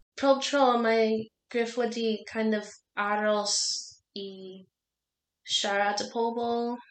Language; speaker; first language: Welsh; non-native, learner; English